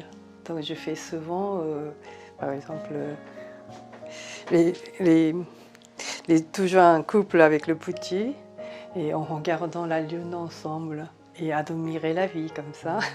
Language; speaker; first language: French; non-native, fluent; Japanese